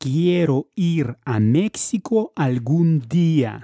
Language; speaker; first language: Spanish; non-native, fluent; Russian